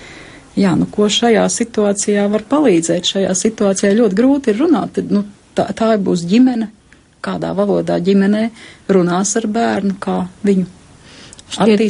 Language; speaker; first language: Latvian; native; Latvian